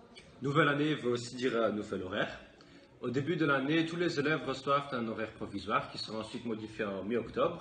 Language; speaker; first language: French; native; French